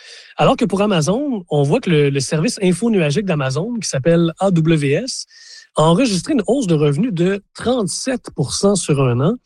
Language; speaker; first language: French; native; French